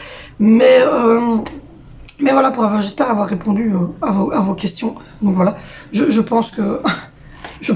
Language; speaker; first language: French; native; French